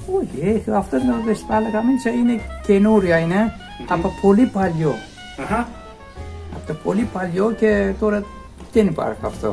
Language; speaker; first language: Greek; non-native, learner; Persian